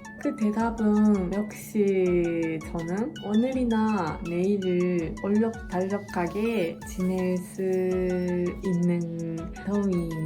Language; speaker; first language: Korean; non-native, fluent; Japanese